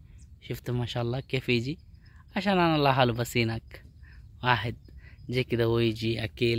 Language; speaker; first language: Arabic; non-native, learner; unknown